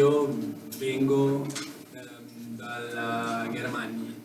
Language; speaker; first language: Italian; non-native, learner; German